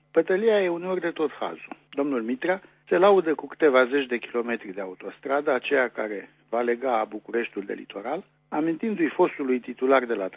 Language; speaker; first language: Romanian; native; Romanian